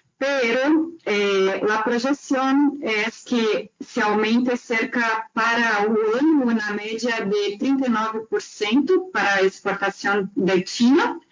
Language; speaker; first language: Spanish; non-native, learner; Portuguese